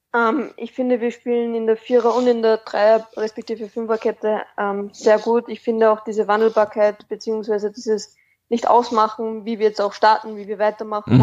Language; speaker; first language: German; native; German